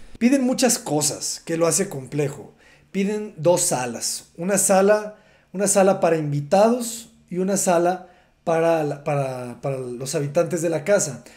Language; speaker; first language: Spanish; native; Spanish